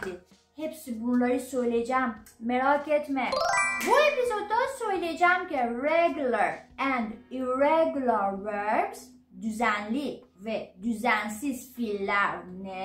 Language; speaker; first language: Turkish; non-native, fluent; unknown